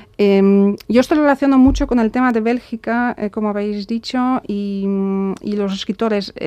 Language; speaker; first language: Spanish; non-native, fluent; Polish